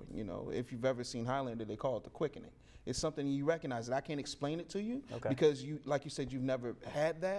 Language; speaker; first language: English; native; English